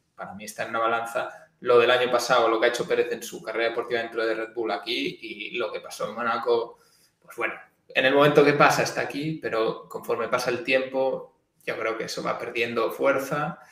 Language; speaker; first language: Spanish; native; Spanish